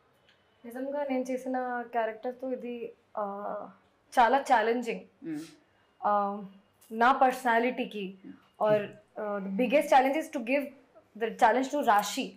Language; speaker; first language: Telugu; non-native, fluent; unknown